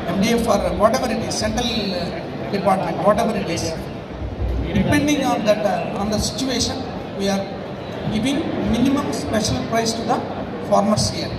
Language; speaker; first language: English; non-native, local second language; Telugu